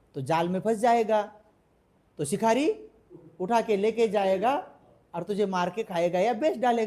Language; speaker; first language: Hindi; non-native, local second language; Marathi